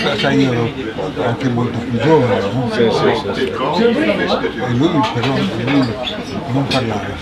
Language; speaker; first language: Italian; non-native, local second language; Slovenian